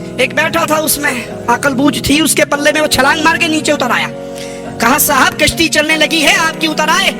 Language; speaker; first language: Urdu; non-native, local second language; Punjabi